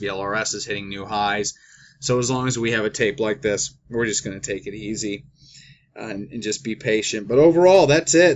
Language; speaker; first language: English; native; English